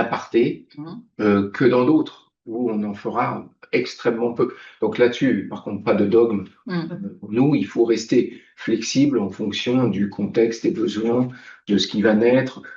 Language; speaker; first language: French; native; French